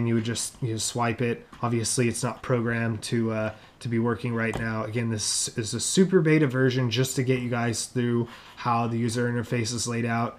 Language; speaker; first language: English; native; English